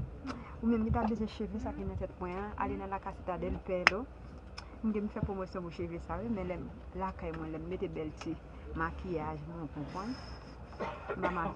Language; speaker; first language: French; non-native, learner; Haitian Creole